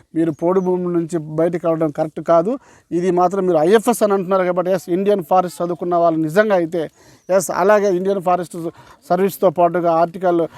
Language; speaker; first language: Telugu; non-native, local second language; Koya